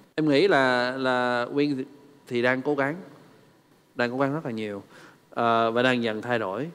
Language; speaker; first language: Vietnamese; non-native, fluent; English